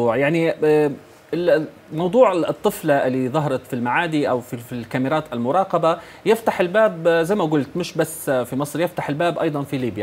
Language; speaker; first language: Arabic; native; Arabic